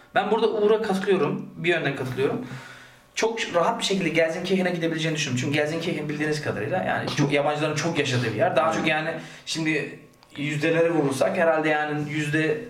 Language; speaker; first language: Turkish; early bilingual, heritage; Turkish